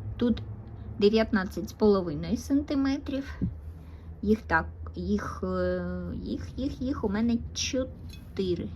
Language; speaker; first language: Ukrainian; non-native, local second language; Russian